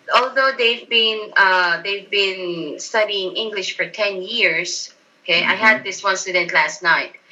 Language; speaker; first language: English; non-native, local second language; Filipino